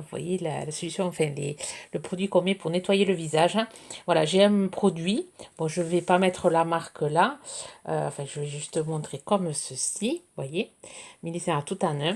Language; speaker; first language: French; native; French